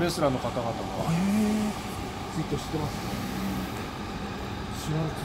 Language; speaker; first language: Japanese; native; Japanese